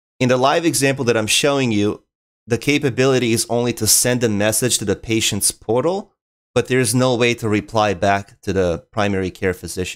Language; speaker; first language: English; native; English